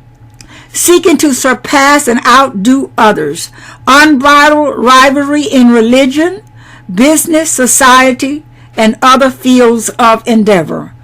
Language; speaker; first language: English; native; English